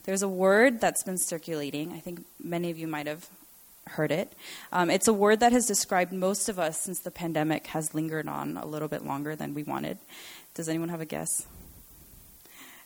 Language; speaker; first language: English; native; English